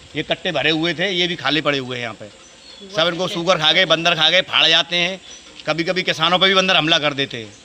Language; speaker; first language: Hindi; native; Hindi